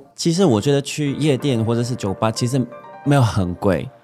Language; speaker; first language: Chinese; non-native, fluent; English